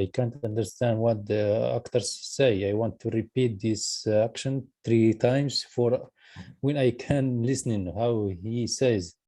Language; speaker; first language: English; non-native, learner; Arabic